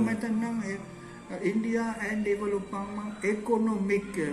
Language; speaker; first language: French; non-native, learner; Vietnamese